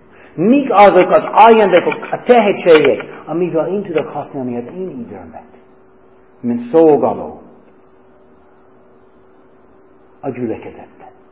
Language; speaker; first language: Hungarian; non-native, fluent; English